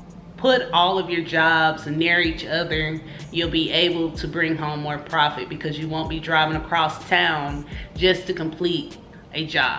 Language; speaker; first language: English; native; English